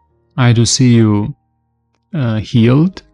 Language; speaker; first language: English; non-native, fluent; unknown